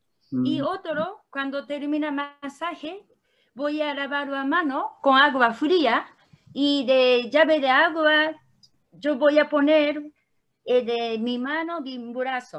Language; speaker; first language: Spanish; non-native, learner; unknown